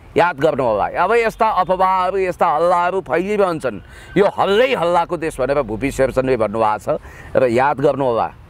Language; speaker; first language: Nepali; native; Nepali